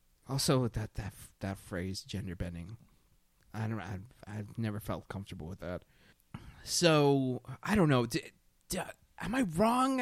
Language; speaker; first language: English; native; English